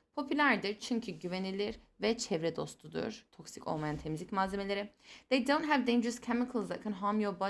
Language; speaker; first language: English; non-native, fluent; Turkish